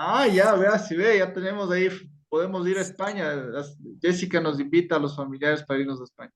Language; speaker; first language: Spanish; native; Spanish